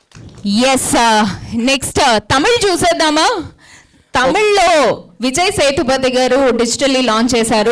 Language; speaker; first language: Telugu; native; Telugu